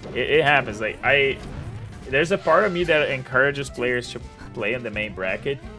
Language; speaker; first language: English; non-native, fluent; Portuguese